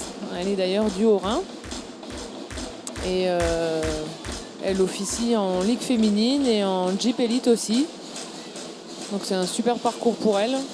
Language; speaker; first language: French; native; French